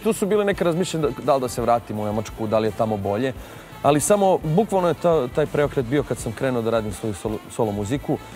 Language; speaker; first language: Serbian; early bilingual, heritage; Serbian